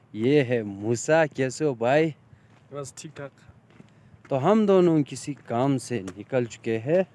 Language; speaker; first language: Hindi; native; Hindi